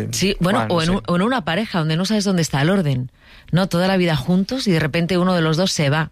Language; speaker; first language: Spanish; native; Spanish